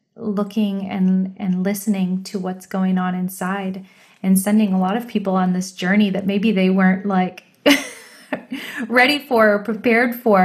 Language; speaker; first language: English; native; English